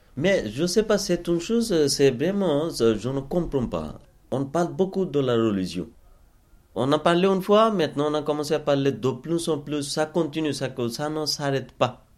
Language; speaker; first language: French; non-native, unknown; Bangla